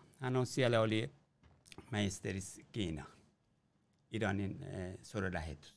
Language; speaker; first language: Finnish; non-native, learner; Persian